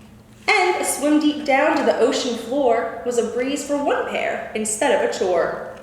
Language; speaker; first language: English; native; English